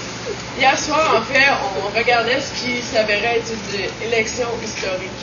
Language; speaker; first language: French; native; French